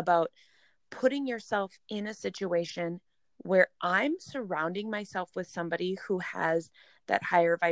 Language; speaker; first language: English; native; English